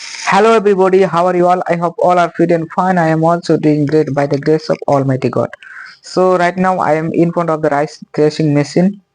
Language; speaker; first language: English; non-native, local second language; Bangla